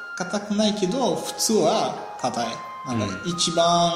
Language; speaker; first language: Japanese; non-native, learner; Bulgarian